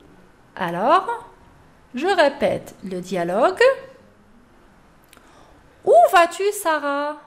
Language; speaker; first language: French; non-native, local second language; Arabic